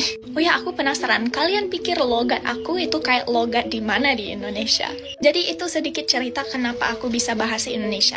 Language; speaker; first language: Indonesian; non-native, fluent; English